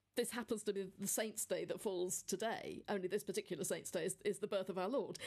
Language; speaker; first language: English; native; English